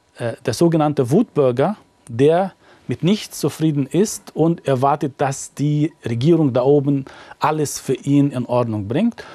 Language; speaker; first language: German; non-native, fluent; Arabic